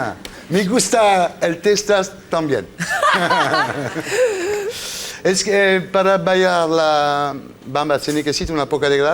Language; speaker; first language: Spanish; non-native, learner; French